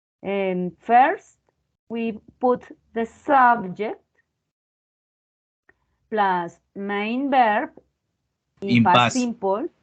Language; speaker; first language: English; non-native, learner; Spanish